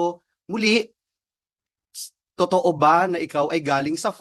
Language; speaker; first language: Filipino; native; Filipino